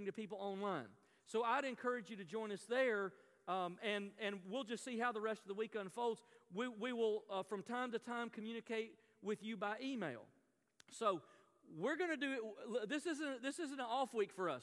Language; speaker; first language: English; native; English